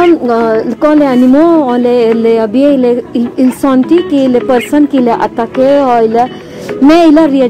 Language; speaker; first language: French; non-native, learner; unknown